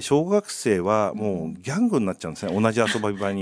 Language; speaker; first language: Japanese; native; Japanese